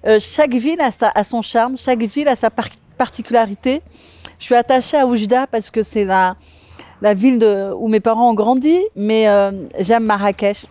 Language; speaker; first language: French; native; French